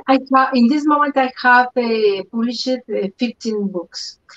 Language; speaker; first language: English; non-native, learner; Spanish